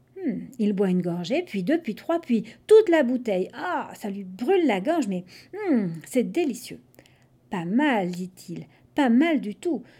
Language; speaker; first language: French; non-native, fluent; English